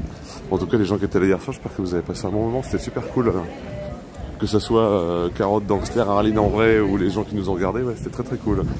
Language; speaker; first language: French; native; French